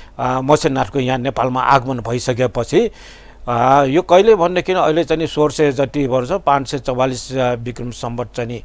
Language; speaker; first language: Nepali; non-native, local second language; Newari